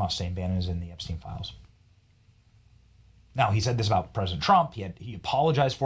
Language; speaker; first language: English; native; English